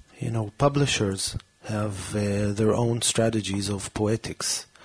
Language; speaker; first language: English; early bilingual, other home language; Hebrew